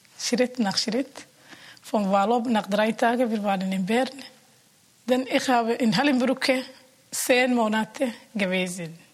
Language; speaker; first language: German; non-native, learner; Somali